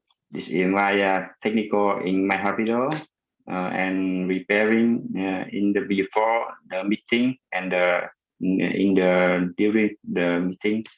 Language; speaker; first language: English; non-native, fluent; Vietnamese